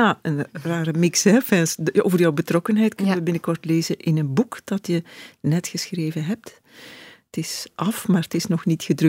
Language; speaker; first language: Dutch; native; Dutch